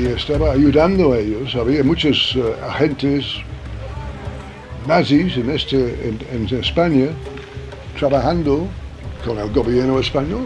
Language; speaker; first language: Spanish; non-native, fluent; English